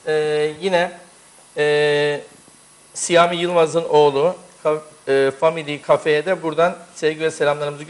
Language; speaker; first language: Turkish; native; Turkish